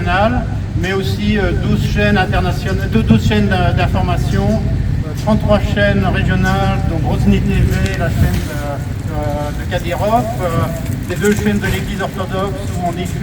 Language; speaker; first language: French; native; French